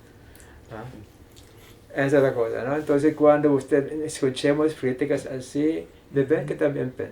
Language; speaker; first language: Spanish; non-native, fluent; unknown